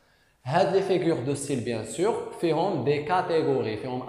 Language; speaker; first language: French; non-native, local second language; Arabic